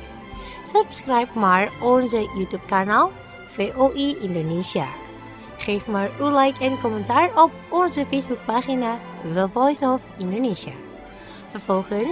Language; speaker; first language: Dutch; non-native, fluent; Indonesian